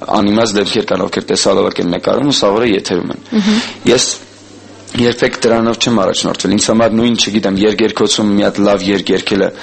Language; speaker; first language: Armenian; early bilingual, heritage; Armenian